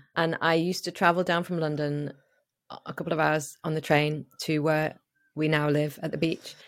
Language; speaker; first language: English; native; English